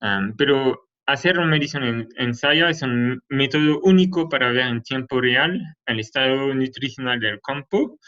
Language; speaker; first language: Spanish; non-native, fluent; French